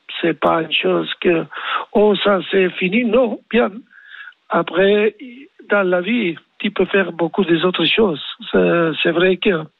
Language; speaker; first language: French; non-native, learner; Spanish